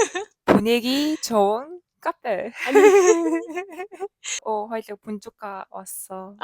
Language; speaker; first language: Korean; non-native, fluent; Mongolian